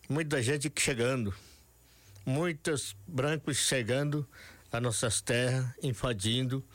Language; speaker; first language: Portuguese; non-native, local second language; Yanomámi